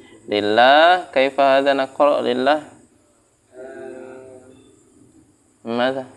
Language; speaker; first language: Arabic; non-native, fluent; Indonesian